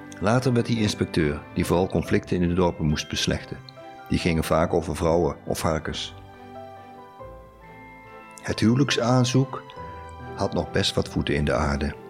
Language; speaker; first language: Dutch; native; Dutch